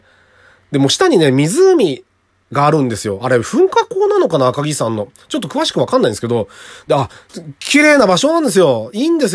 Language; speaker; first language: Japanese; native; Japanese